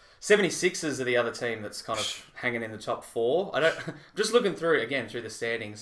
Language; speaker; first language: English; native; English